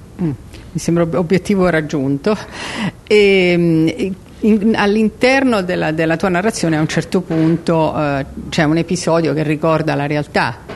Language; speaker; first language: Italian; native; Italian